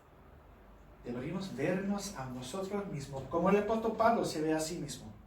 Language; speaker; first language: Spanish; non-native, fluent; English